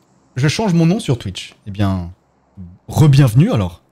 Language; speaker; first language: French; native; French